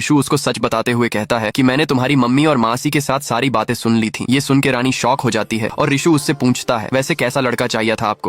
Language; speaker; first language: Hindi; native; Hindi